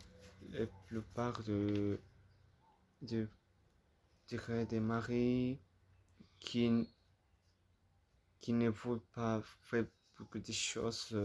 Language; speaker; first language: French; non-native, learner; Spanish